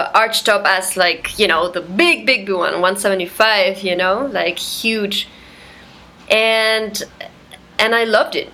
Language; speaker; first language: English; non-native, fluent; Spanish